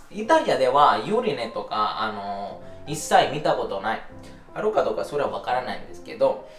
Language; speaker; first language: Japanese; non-native, fluent; Italian